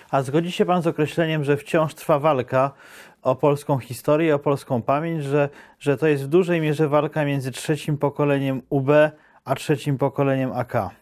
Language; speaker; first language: Polish; native; Polish